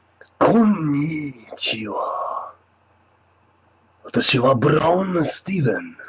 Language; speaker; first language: Japanese; non-native, learner; English